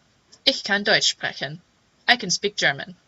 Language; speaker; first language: German; non-native, fluent; English